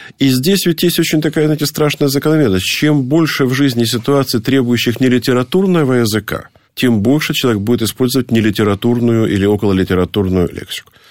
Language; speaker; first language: Russian; native; Russian